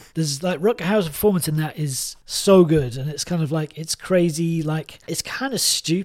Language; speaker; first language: English; native; English